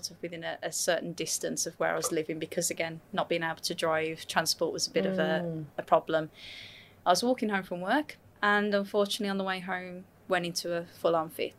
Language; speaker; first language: English; native; English